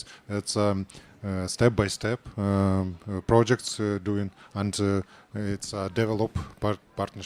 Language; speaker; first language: English; non-native, learner; Ukrainian